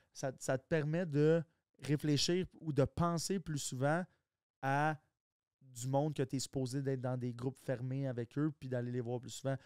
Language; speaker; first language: French; native; French